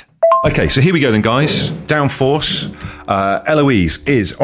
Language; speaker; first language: English; native; English